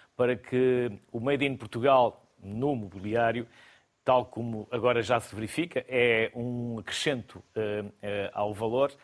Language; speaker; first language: Portuguese; native; Portuguese